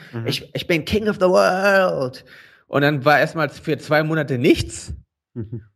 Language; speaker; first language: German; native; German